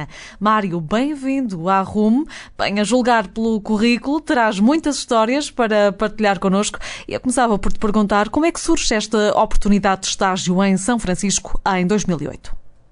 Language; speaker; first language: Portuguese; native; Portuguese